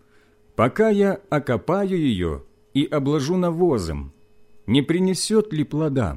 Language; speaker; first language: Russian; native; Russian